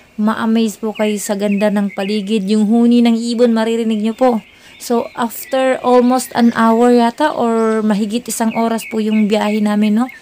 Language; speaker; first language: Filipino; native; Filipino